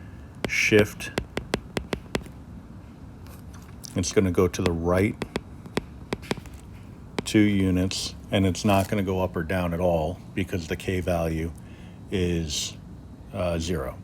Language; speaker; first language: English; native; English